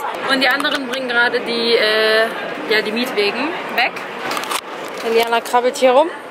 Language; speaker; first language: German; native; German